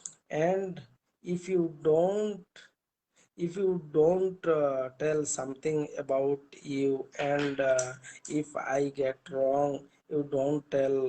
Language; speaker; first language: English; non-native, learner; Bangla